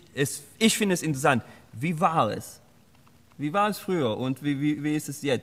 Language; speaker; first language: German; non-native, learner; Swedish